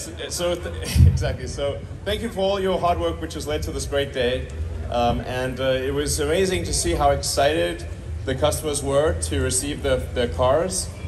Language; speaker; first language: English; native; English